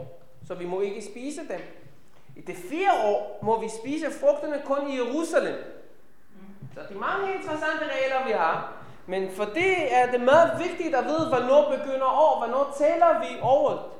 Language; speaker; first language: Danish; non-native, fluent; Hebrew